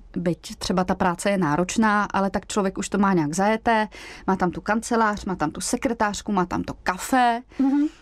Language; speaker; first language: Czech; native; Czech